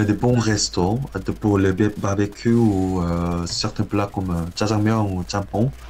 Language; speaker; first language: French; non-native, learner; Korean